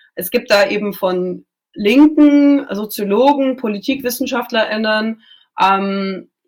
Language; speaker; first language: German; non-native, local second language; Russian